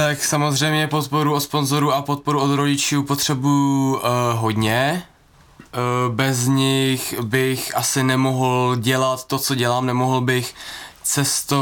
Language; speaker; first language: Czech; native; Czech